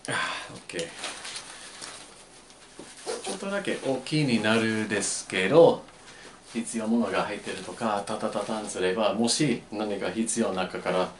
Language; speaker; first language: Japanese; non-native, learner; English